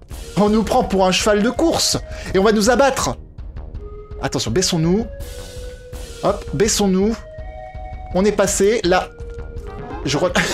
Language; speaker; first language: French; native; French